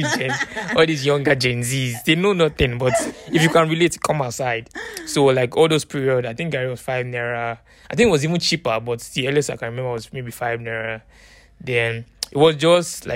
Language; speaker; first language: English; non-native, local second language; Yoruba